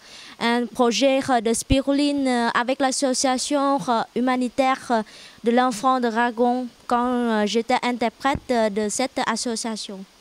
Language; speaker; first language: French; non-native, learner; Vietnamese